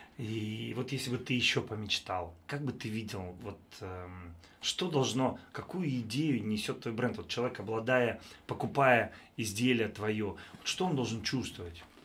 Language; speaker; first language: Russian; native; Russian